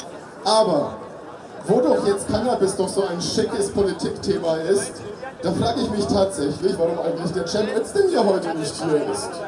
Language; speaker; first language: German; native; German